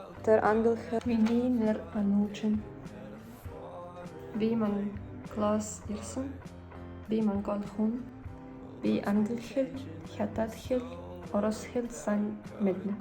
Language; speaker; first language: Mongolian; non-native, learner; Russian